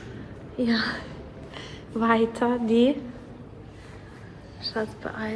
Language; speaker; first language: German; non-native, learner; Ukrainian